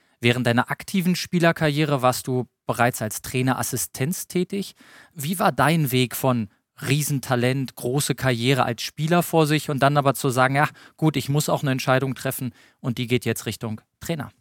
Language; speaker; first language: German; native; German